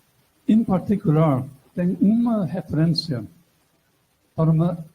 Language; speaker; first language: Portuguese; non-native, fluent; English